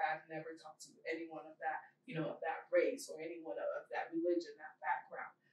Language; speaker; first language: English; early bilingual, other home language; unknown